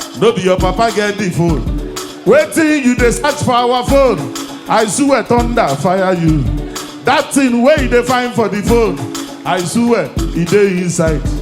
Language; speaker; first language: Nigerian Pidgin; native; Nigerian Pidgin